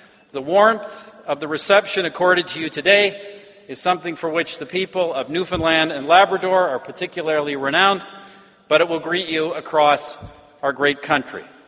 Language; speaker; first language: English; native; English